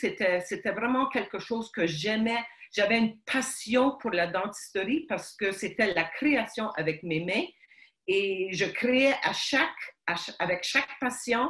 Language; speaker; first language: French; early bilingual, other home language; Ukrainian